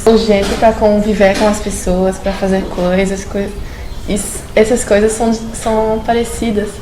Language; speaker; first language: Portuguese; non-native, fluent; French